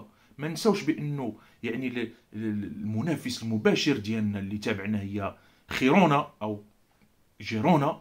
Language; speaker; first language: Arabic; native; Arabic